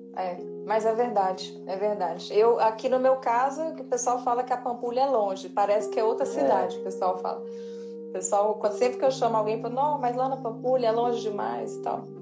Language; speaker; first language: Portuguese; native; Portuguese